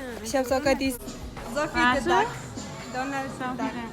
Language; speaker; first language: German; non-native, learner; Mongolian